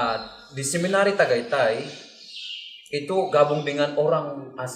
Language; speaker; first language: Indonesian; non-native, learner; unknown